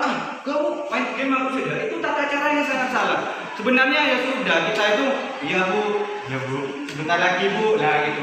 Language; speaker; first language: Indonesian; native; Indonesian